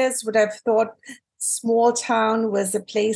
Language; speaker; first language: English; native; English